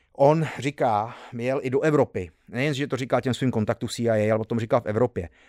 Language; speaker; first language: Czech; early bilingual, heritage; Czech